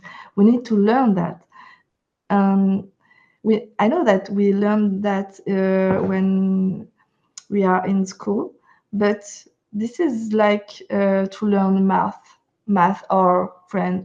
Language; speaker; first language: English; non-native, fluent; French